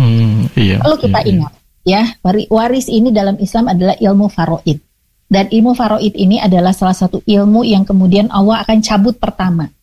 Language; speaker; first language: Indonesian; native; Indonesian